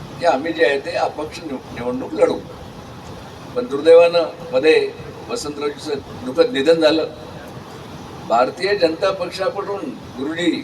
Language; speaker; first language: Marathi; native; Marathi